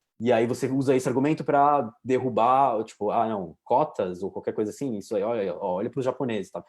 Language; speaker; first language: Portuguese; native; Portuguese